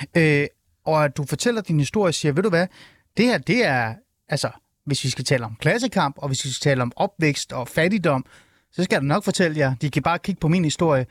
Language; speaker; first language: Danish; early bilingual, other home language; Persian